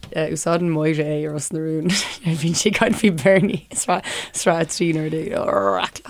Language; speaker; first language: Irish; non-native, local second language; English